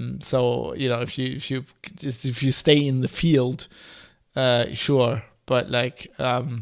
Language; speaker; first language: English; non-native, fluent; German